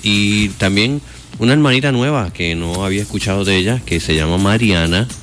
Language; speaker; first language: Spanish; native; Spanish